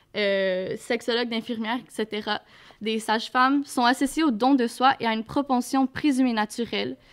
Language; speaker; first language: French; native; French